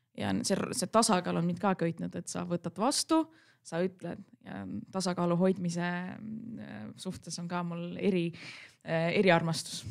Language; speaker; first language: Estonian; non-native, local second language; Russian